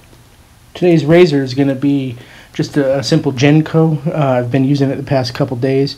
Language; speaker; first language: English; native; English